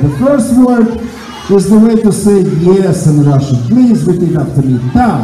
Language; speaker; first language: English; non-native, fluent; Russian